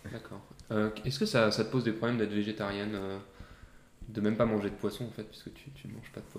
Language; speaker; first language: French; native; French